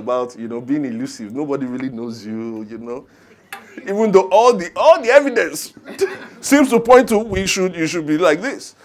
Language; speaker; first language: English; non-native, local second language; Yoruba